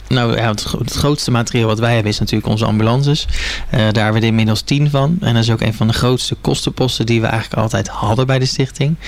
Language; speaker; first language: Dutch; native; Dutch